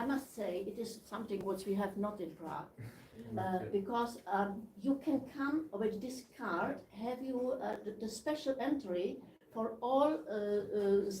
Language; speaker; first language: English; non-native, learner; Czech